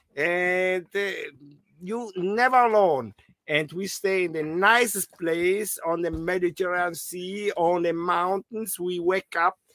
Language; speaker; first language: English; non-native, fluent; German